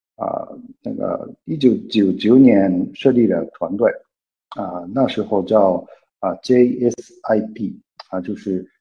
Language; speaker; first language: Chinese; non-native, fluent; Japanese